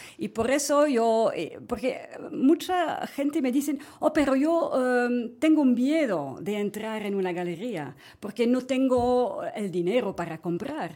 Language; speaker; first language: Spanish; non-native, fluent; French